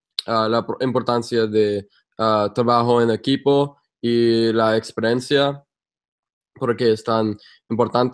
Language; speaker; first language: Spanish; non-native, fluent; English